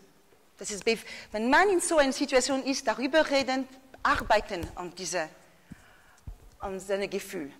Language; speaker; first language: German; non-native, fluent; French